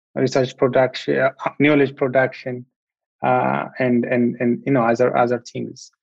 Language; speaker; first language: English; non-native, fluent; Amharic